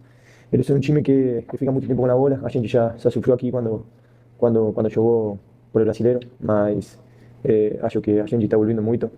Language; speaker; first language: Portuguese; non-native, fluent; Spanish